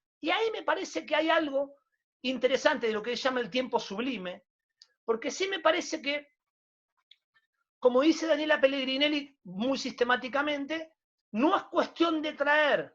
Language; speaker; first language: Spanish; native; Spanish